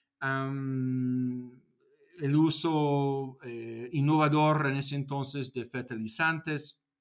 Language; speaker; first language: Spanish; non-native, fluent; English